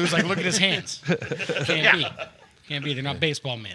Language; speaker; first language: English; native; English